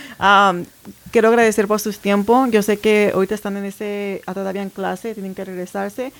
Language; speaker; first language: Spanish; early bilingual, heritage; Spanish